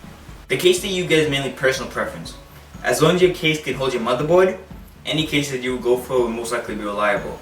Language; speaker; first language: English; native; English